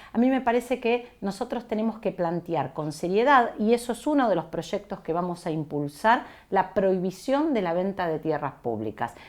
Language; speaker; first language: Spanish; native; Spanish